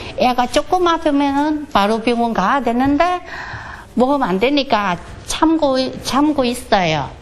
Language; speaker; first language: Korean; non-native, fluent; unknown